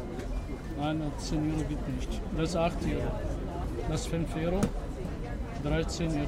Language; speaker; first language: German; non-native, learner; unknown